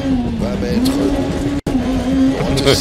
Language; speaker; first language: French; native; French